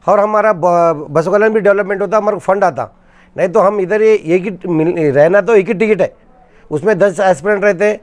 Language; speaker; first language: Hindi; non-native, local second language; Kannada